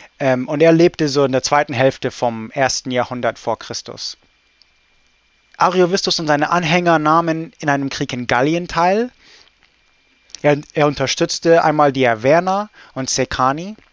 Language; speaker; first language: German; non-native, fluent; English